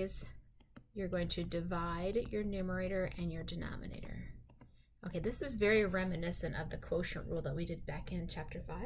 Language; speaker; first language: English; native; English